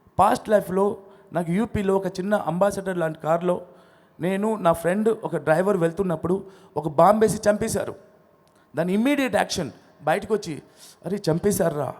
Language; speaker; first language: Telugu; non-native, local second language; Odia